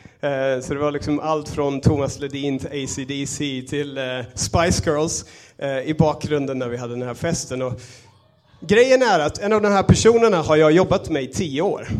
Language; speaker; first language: Swedish; native; Swedish